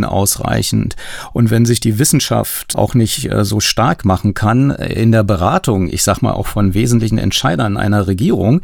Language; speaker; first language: German; native; German